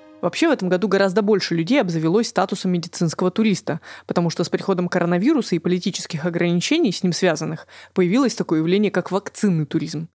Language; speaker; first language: Russian; native; Russian